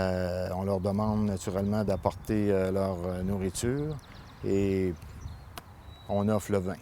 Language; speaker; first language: French; native; French